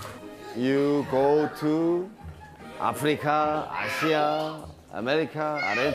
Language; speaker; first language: English; non-native, local second language; Korean